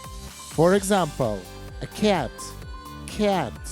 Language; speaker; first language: English; non-native, fluent; Russian